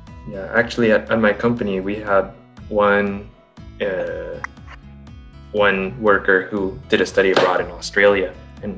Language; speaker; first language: English; native; English